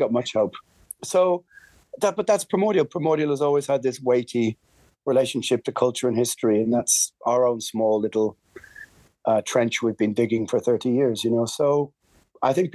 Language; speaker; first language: English; native; English